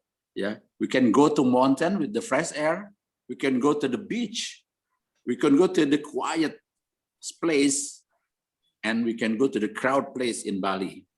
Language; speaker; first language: English; non-native, learner; Indonesian